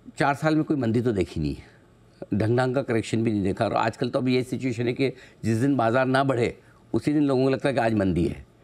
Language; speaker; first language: Hindi; native; Hindi